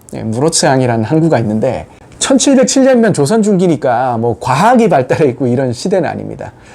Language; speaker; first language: Korean; native; Korean